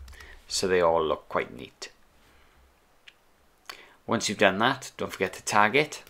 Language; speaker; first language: English; native; English